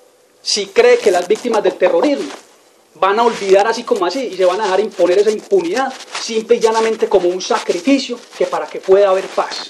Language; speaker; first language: Spanish; native; Spanish